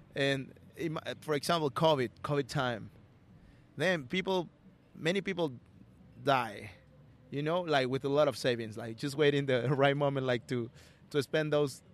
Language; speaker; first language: English; non-native, learner; Spanish